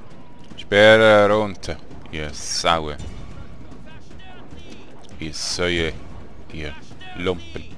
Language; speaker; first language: German; native; German